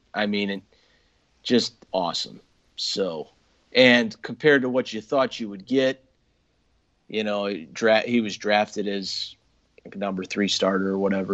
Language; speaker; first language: English; native; English